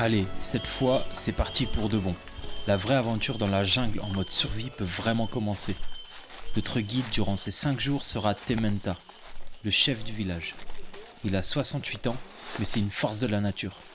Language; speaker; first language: French; native; French